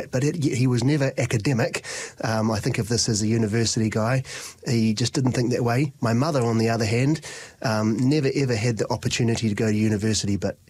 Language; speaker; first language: English; native; English